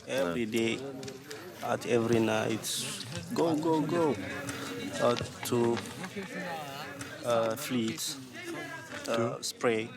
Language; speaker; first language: English; non-native, learner; Amharic